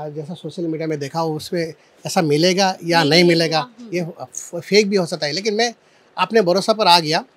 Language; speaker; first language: Hindi; non-native, local second language; Assamese